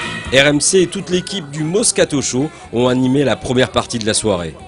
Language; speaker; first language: French; native; French